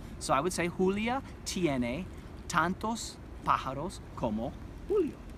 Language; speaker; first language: Spanish; non-native, fluent; English